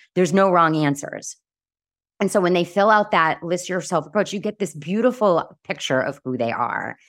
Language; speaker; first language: English; native; English